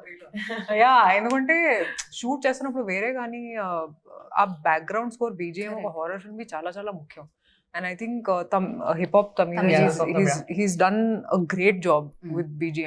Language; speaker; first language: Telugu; non-native, fluent; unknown